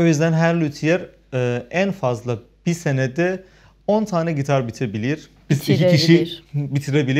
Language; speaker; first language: Turkish; non-native, fluent; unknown